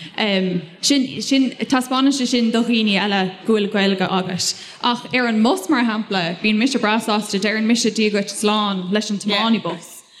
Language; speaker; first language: Irish; non-native, local second language; English